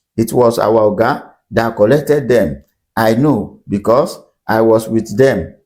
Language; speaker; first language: English; non-native, local second language; Yoruba